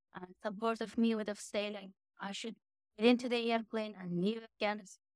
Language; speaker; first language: English; non-native, fluent; Persian